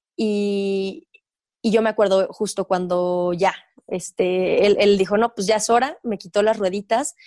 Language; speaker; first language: Spanish; native; Spanish